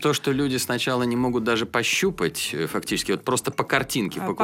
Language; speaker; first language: Russian; native; Russian